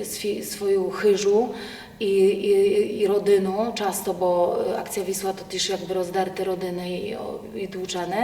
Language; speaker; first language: Polish; non-native, local second language; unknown